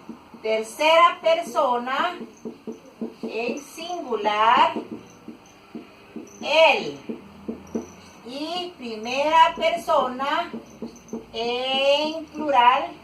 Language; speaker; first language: Spanish; non-native, local second language; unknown